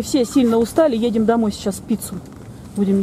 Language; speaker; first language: Russian; native; Russian